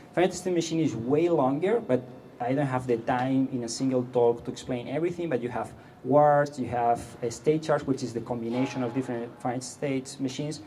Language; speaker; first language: English; non-native, fluent; Catalan